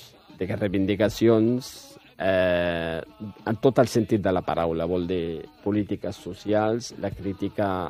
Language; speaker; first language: Catalan; non-native, fluent; Riffian